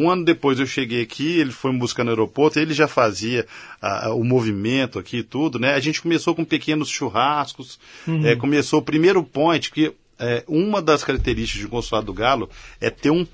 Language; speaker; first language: Portuguese; native; Portuguese